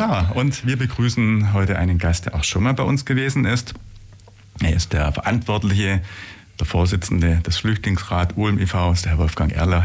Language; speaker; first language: German; native; German